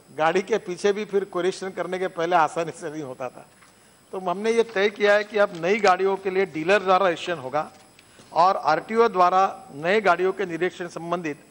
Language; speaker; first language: Hindi; non-native, local second language; Marathi